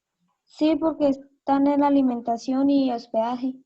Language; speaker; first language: Spanish; native; Spanish